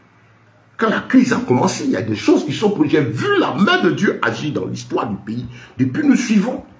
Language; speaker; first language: French; native; French